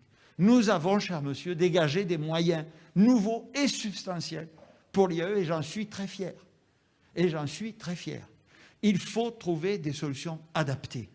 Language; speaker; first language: French; native; French